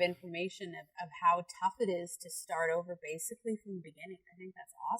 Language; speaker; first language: English; native; English